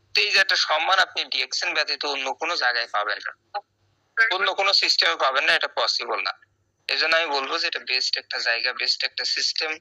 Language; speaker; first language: Bangla; native; Bangla